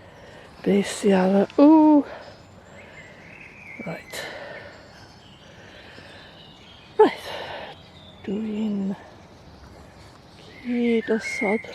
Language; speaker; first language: Welsh; non-native, fluent; English